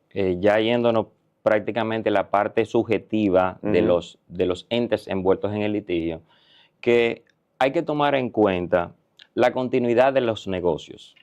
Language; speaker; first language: Spanish; native; Spanish